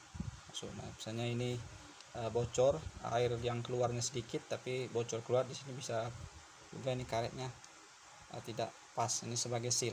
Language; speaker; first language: Indonesian; native; Indonesian